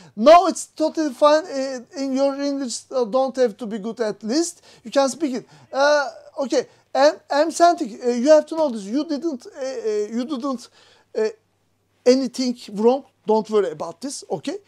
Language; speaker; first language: English; non-native, learner; Turkish